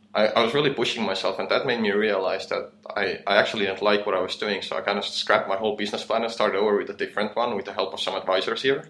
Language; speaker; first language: English; non-native, fluent; Estonian